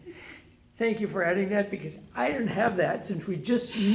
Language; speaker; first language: English; native; English